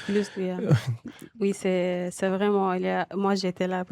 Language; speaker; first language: French; non-native, local second language; Arabic